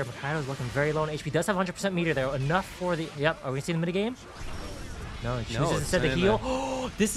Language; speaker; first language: English; native; English